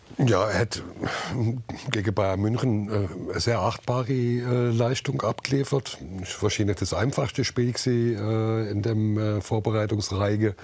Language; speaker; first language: German; native; German